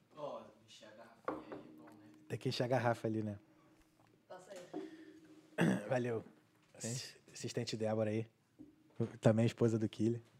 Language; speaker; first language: Portuguese; native; Portuguese